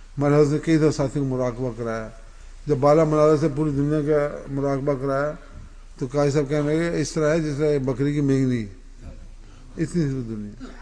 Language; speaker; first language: Urdu; non-native, local second language; Punjabi